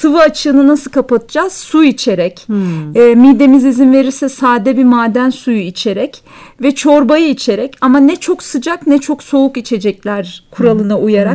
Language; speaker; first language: Turkish; native; Turkish